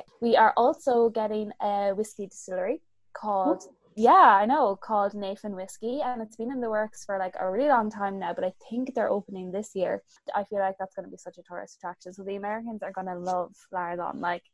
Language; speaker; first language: English; native; English